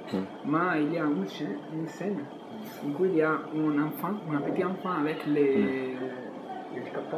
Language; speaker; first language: French; non-native, fluent; Italian